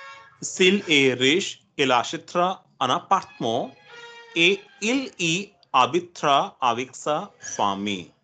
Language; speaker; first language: French; non-native, fluent; Hindi